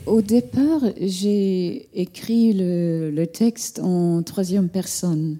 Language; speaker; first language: French; non-native, fluent; English